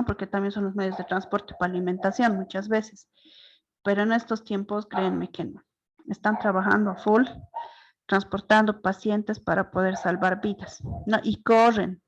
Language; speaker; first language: Spanish; native; Spanish